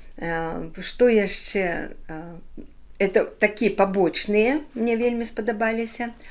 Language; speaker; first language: Belarusian; non-native, local second language; Ukrainian